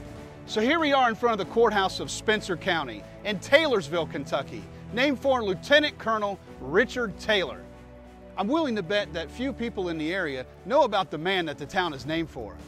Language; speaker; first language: English; native; English